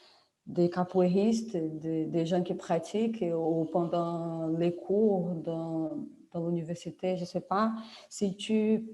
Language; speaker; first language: French; non-native, fluent; Portuguese